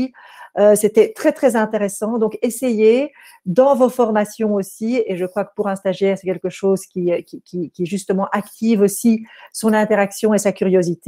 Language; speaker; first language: French; native; French